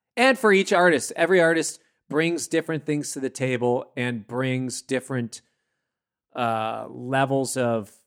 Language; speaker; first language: English; native; English